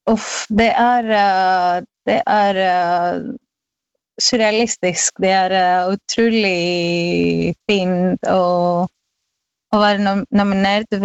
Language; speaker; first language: Norwegian; non-native, learner; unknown